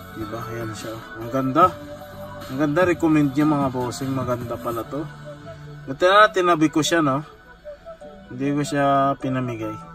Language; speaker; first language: Filipino; native; Filipino